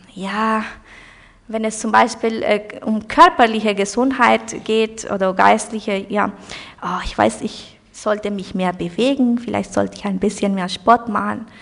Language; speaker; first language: German; early bilingual, heritage; German